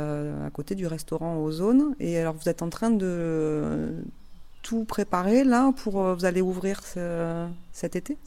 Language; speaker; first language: French; native; French